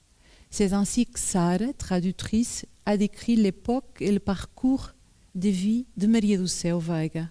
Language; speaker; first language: French; non-native, learner; Portuguese